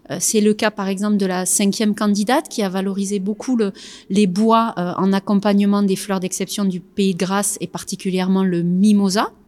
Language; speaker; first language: French; native; French